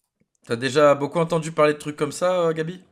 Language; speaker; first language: French; native; French